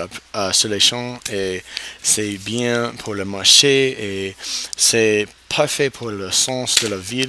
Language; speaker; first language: French; non-native, learner; English